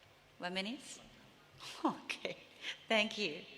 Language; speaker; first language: English; non-native, learner; Chinese